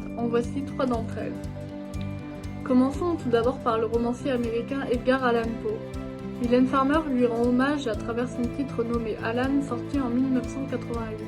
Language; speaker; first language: French; native; French